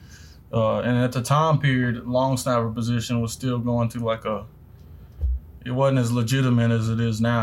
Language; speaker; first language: English; native; English